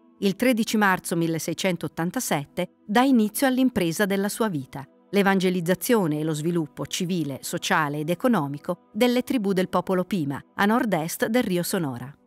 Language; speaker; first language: Italian; native; Italian